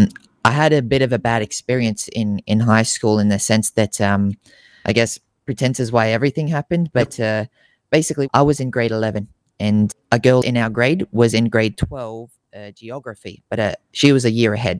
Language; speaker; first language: English; native; English